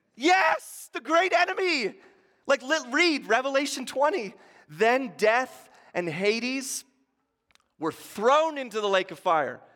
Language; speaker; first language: English; native; English